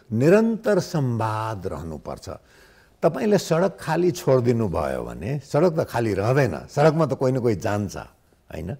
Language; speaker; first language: Nepali; non-native, local second language; Maithili